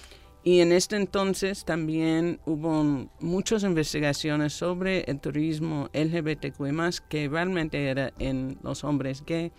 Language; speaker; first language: Spanish; non-native, fluent; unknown